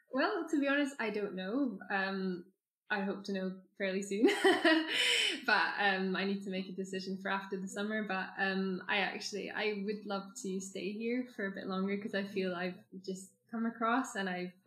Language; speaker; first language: English; native; English